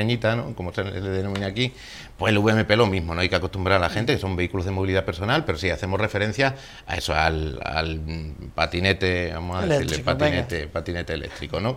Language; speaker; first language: Spanish; native; Spanish